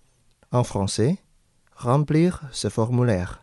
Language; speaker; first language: French; non-native, fluent; Indonesian